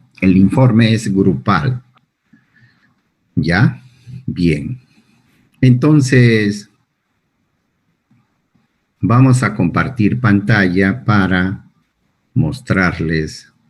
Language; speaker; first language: Spanish; native; Spanish